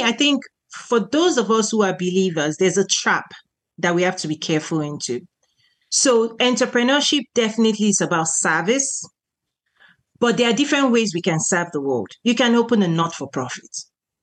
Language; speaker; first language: English; non-native, local second language; Yoruba